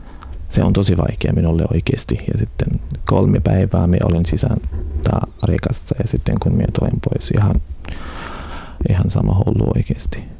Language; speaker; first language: Finnish; non-native, learner; Arabic